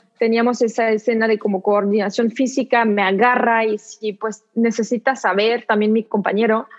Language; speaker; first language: Spanish; non-native, fluent; French